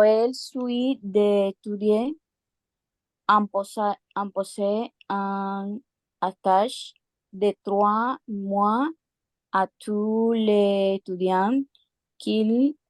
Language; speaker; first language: French; non-native, learner; Spanish